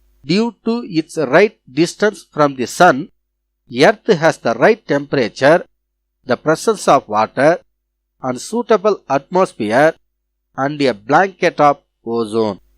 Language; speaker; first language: English; non-native, local second language; Tamil